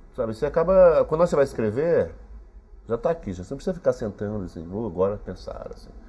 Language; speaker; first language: Portuguese; native; Portuguese